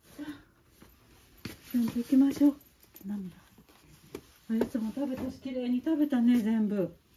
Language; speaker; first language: Japanese; native; Japanese